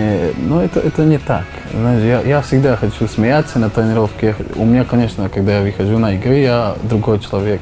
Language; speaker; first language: Russian; non-native, learner; Slovak